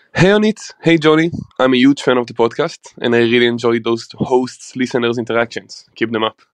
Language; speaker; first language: English; non-native, fluent; German